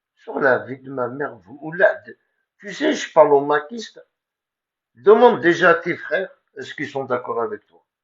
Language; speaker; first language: French; non-native, local second language; Kabyle